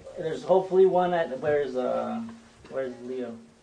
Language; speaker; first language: English; non-native, fluent; Spanish